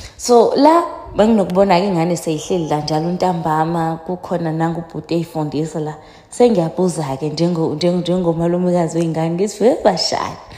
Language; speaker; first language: Zulu; native; Zulu